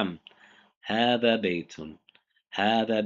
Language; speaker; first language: Arabic; non-native, fluent; English